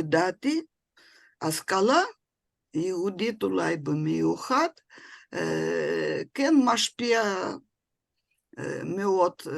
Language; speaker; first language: Hebrew; non-native, fluent; Russian